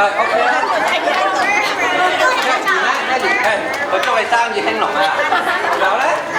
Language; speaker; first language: Cantonese; native; Cantonese